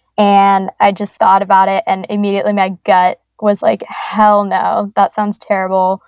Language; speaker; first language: English; native; English